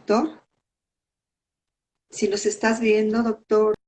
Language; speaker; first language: Spanish; native; Spanish